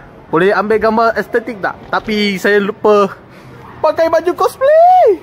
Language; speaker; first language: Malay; non-native, local second language; Chinese